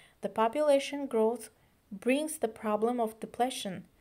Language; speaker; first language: English; non-native, fluent; Azerbaijani